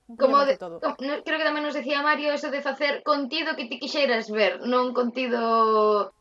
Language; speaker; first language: Galician; native; Galician